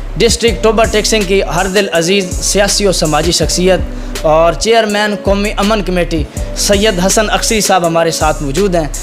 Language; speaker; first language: Urdu; non-native, local second language; Punjabi